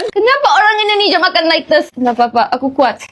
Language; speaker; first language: Indonesian; non-native, learner; English